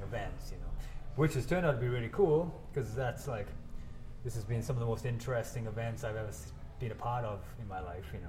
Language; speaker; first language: English; native; English